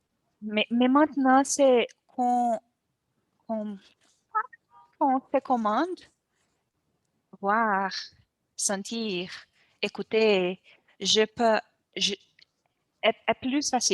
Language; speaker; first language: French; non-native, learner; Portuguese